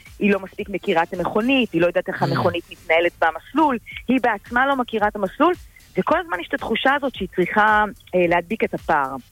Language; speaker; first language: Hebrew; native; Hebrew